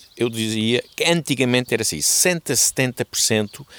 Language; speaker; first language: Portuguese; non-native, fluent; German